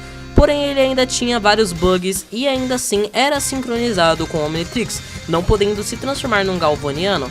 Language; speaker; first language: Portuguese; native; Portuguese